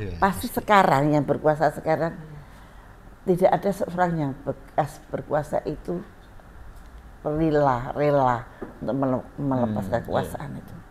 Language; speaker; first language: Indonesian; native; Indonesian